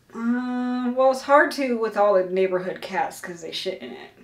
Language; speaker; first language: English; native; English